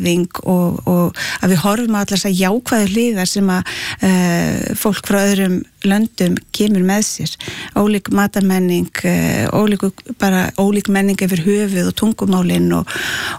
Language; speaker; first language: Icelandic; native; Icelandic